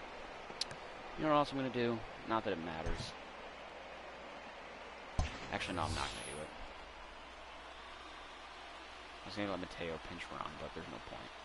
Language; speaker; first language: English; native; English